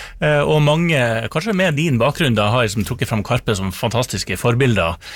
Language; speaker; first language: Norwegian; native; Norwegian